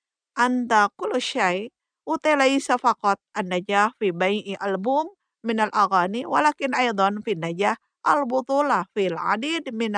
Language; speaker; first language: Arabic; non-native, fluent; Indonesian